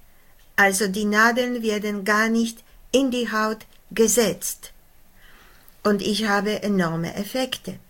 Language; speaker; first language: German; non-native, fluent; Polish